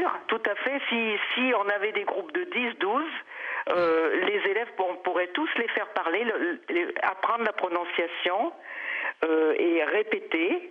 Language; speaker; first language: French; native; French